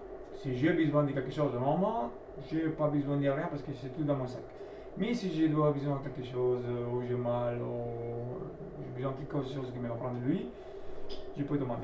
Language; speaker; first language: French; non-native, learner; Italian